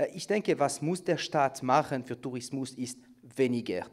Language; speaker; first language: German; non-native, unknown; French